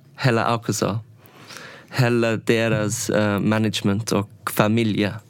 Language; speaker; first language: Swedish; non-native, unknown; English